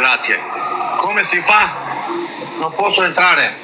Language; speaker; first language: Italian; non-native, learner; Albanian